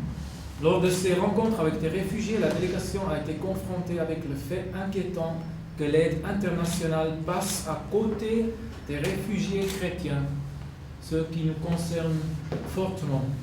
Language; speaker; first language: French; non-native, fluent; German